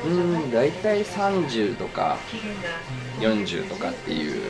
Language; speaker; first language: Japanese; native; Japanese